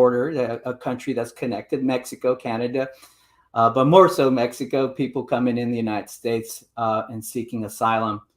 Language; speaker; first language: English; native; English